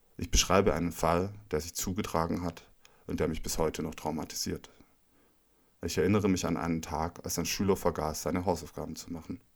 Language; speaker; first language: German; native; German